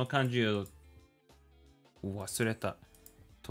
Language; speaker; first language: Japanese; non-native, learner; English